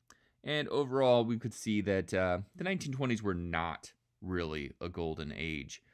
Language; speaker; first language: English; native; English